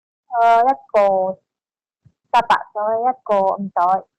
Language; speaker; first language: Cantonese; non-native, learner; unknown